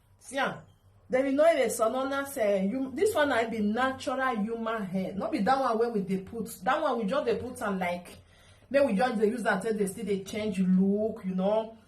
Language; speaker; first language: Nigerian Pidgin; non-native, local second language; Bini